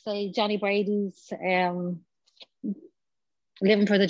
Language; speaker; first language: English; native; English